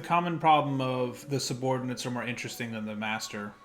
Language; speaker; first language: English; native; English